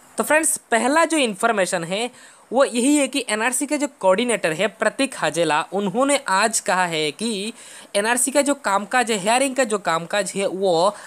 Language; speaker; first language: Hindi; non-native, local second language; Bangla